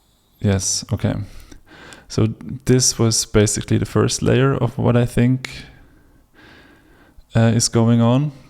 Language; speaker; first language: English; non-native, fluent; German